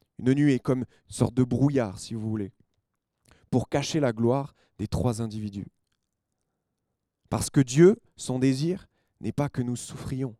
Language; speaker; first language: French; native; French